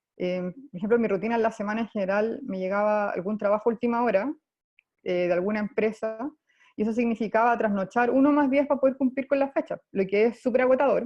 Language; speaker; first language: Spanish; native; Spanish